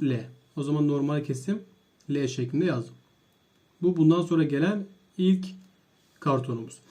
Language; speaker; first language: Turkish; native; Turkish